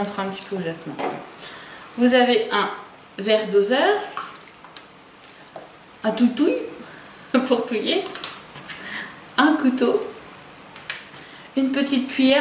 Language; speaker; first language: French; native; French